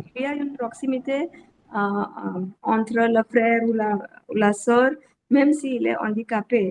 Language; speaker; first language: French; non-native, learner; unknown